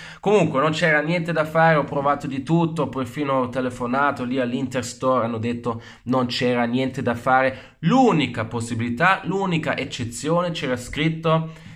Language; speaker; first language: Italian; non-native, fluent; German